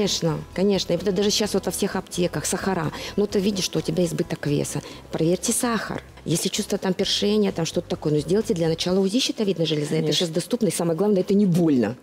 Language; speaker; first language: Russian; native; Russian